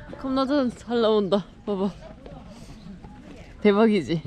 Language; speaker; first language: Korean; non-native, fluent; French